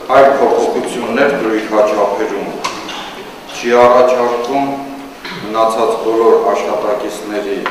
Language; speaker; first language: Armenian; native; Armenian